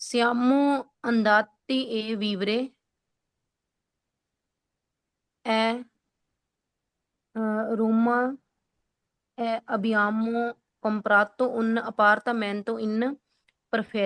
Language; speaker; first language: Italian; non-native, learner; Punjabi